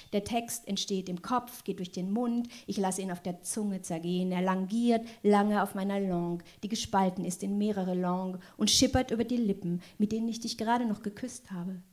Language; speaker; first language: German; non-native, local second language; French